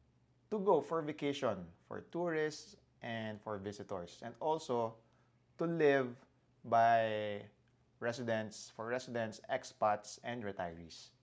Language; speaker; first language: English; non-native, local second language; Filipino